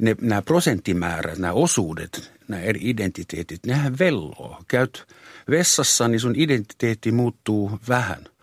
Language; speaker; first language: Finnish; non-native, fluent; German